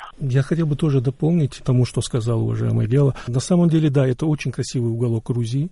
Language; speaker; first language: Russian; non-native, local second language; Chechen